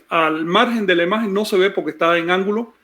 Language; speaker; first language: Spanish; native; Spanish